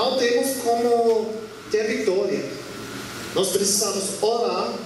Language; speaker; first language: Portuguese; non-native, learner; German